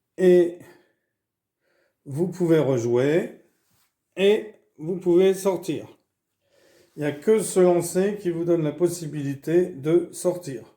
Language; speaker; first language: French; native; French